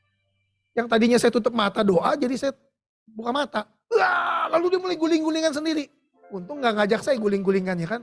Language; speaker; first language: Indonesian; native; Indonesian